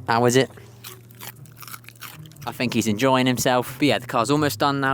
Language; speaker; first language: English; native; English